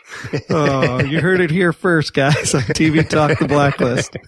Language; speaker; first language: English; native; English